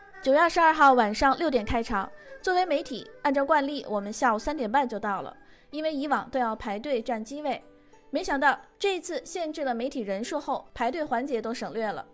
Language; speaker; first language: Chinese; native; Chinese